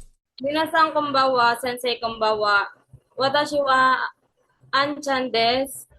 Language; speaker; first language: Japanese; non-native, learner; Filipino